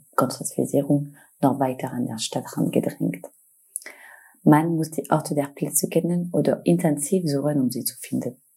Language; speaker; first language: German; non-native, fluent; French